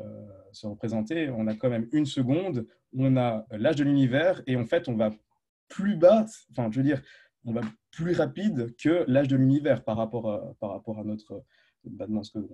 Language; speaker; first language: French; native; French